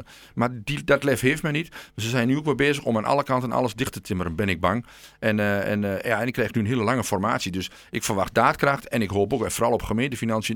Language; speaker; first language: Dutch; native; Dutch